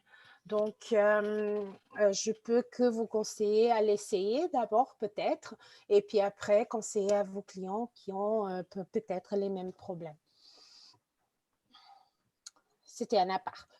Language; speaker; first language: French; non-native, fluent; Portuguese